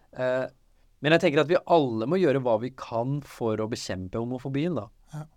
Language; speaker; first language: Norwegian; early bilingual, other home language; Urdu